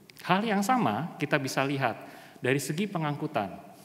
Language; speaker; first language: Indonesian; native; Indonesian